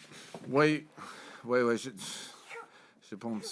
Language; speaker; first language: French; non-native, fluent; English